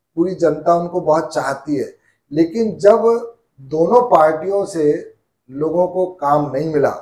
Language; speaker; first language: Hindi; native; Hindi